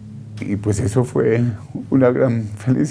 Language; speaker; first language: Spanish; native; Spanish